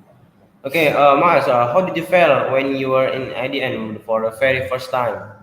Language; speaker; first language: English; non-native, learner; Indonesian